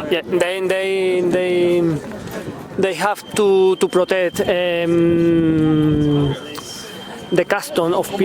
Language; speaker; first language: English; non-native, learner; Spanish